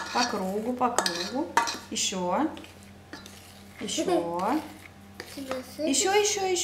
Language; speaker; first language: Russian; native; Russian